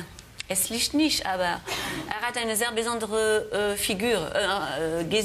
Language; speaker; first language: German; non-native, fluent; French